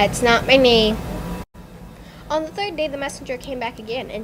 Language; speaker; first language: English; native; English